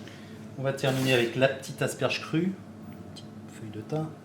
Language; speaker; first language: French; native; French